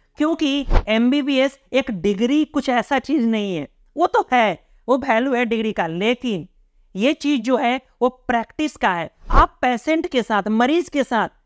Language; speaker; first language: Hindi; native; Hindi